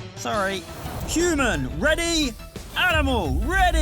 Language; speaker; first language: English; native; English